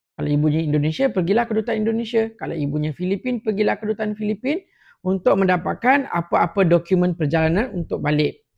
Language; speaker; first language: Malay; non-native, local second language; Tamil